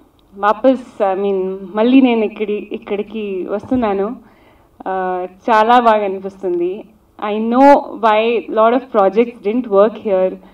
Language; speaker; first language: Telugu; non-native, local second language; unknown